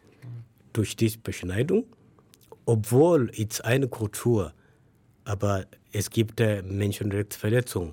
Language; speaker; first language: German; non-native, learner; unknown